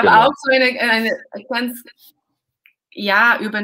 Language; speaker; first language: German; non-native, fluent; English